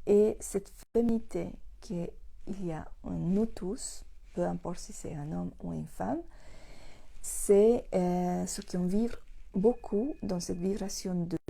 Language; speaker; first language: French; non-native, fluent; Spanish